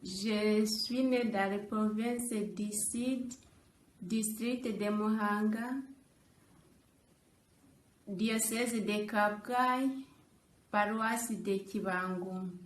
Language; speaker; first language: French; non-native, local second language; Kinyarwanda